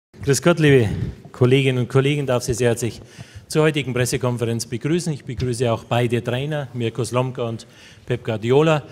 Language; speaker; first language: German; native; German